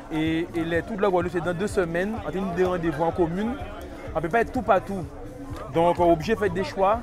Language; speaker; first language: French; non-native, local second language; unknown